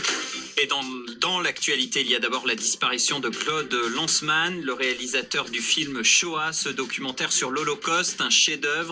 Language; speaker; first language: French; native; French